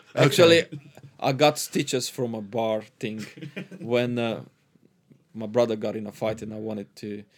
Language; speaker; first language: English; non-native, fluent; Hungarian